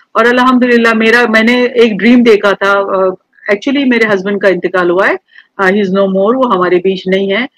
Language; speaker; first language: Hindi; native; Hindi